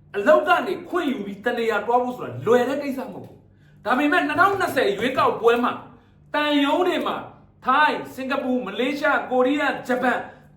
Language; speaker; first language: Burmese; native; Burmese